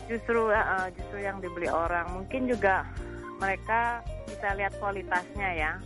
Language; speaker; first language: Indonesian; native; Indonesian